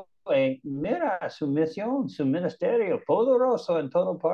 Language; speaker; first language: Spanish; non-native, learner; English